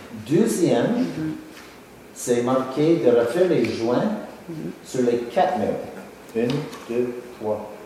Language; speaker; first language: French; non-native, local second language; English